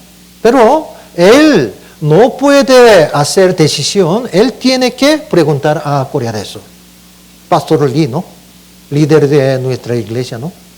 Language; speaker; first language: Spanish; non-native, learner; Korean